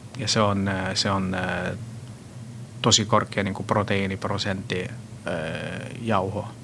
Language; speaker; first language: Finnish; non-native, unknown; Italian